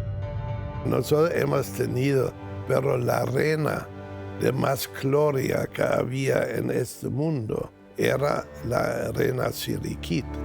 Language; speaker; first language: Spanish; non-native, fluent; German